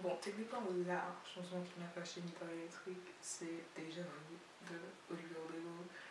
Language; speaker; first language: French; native; French